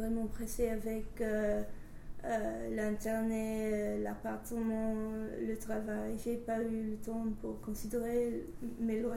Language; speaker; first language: French; non-native, learner; English